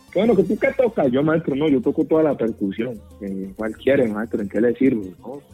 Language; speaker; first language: Spanish; native; Spanish